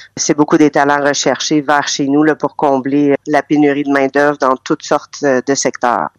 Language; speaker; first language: French; native; French